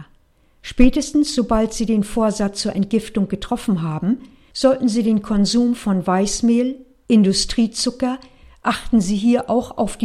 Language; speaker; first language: German; native; German